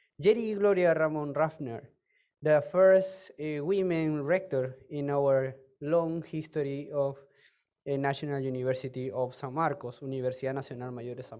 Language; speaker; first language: English; non-native, fluent; Spanish